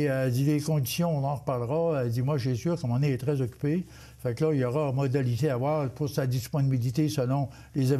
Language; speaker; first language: French; native; French